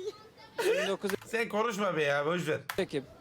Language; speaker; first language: Turkish; native; Turkish